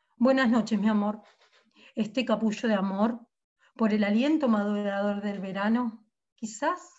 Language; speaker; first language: Spanish; native; Spanish